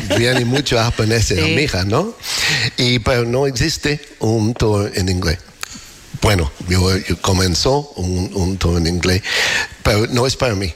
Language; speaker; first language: Spanish; non-native, learner; English